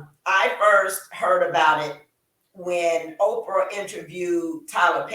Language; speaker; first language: English; native; English